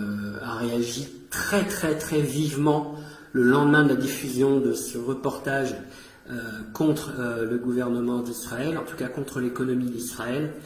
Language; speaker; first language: French; native; French